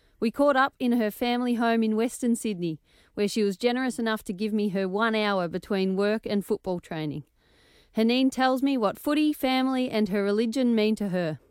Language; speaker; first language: English; native; English